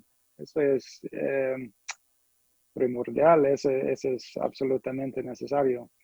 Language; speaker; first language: Spanish; non-native, fluent; English